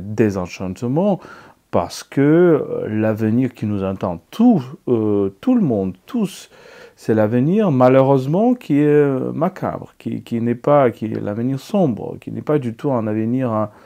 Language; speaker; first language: French; non-native, fluent; Ukrainian